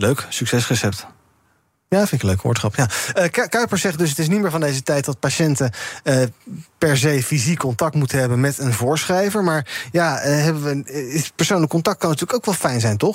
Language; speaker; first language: Dutch; native; Dutch